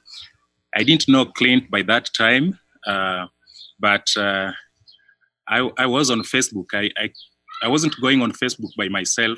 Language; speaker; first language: English; non-native, local second language; Luo (Kenya and Tanzania)